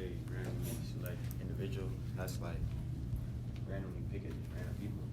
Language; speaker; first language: English; native; English